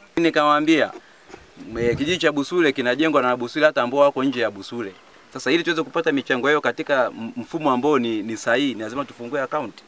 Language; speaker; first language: Swahili; non-native, local second language; Sukuma